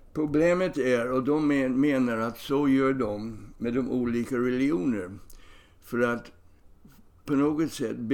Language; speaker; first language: Swedish; non-native, fluent; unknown